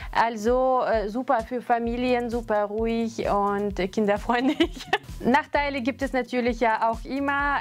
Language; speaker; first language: German; non-native, fluent; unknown